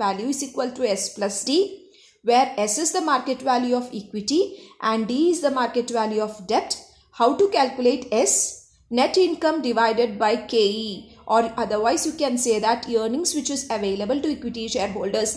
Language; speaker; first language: English; non-native, local second language; Malayalam